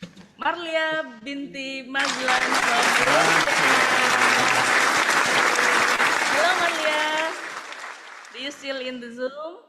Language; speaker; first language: English; non-native, fluent; Indonesian